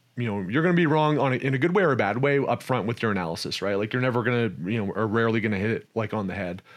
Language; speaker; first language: English; native; English